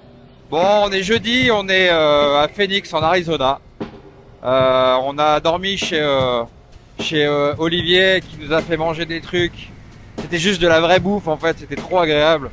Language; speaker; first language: French; native; French